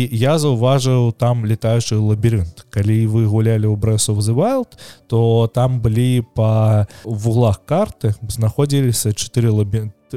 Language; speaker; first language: Belarusian; non-native, local second language; Russian